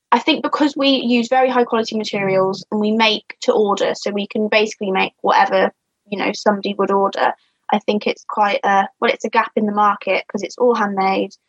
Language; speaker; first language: English; native; English